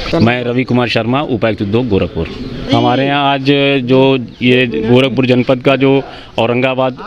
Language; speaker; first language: Hindi; native; Hindi